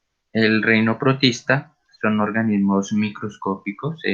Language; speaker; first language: Spanish; native; Spanish